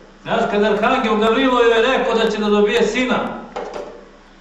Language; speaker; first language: Bosnian; native; Bosnian